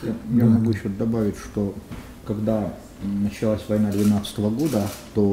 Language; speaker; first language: Russian; native; Russian